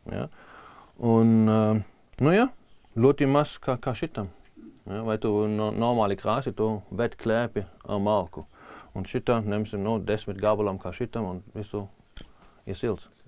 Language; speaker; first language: Latvian; non-native, learner; German